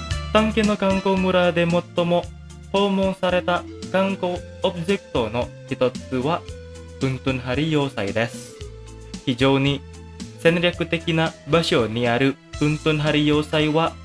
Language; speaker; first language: Japanese; non-native, fluent; Indonesian